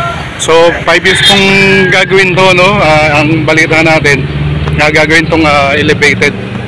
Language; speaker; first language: Filipino; native; Filipino